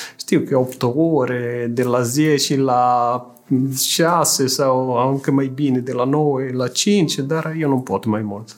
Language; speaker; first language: Romanian; non-native, fluent; Italian